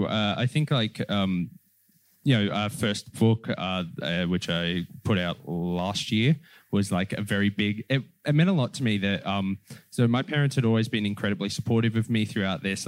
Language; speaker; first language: English; native; English